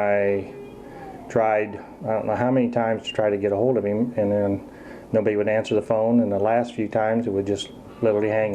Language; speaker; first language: English; native; English